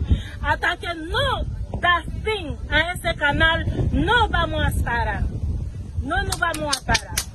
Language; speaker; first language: Spanish; non-native, fluent; Haitian Creole